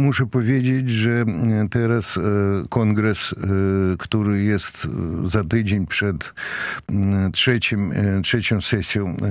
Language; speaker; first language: Polish; non-native, fluent; Russian